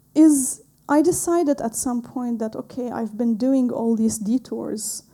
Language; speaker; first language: English; non-native, fluent; Arabic